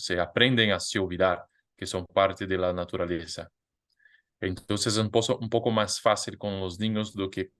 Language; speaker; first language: Spanish; non-native, fluent; Portuguese